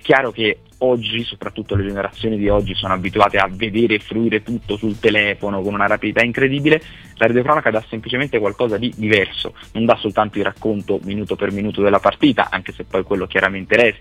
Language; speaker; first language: Italian; native; Italian